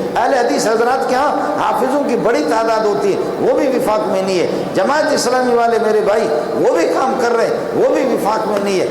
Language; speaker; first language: Urdu; non-native, local second language; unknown